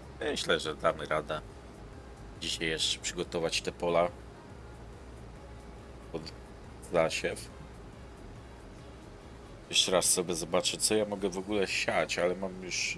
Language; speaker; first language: Polish; native; Polish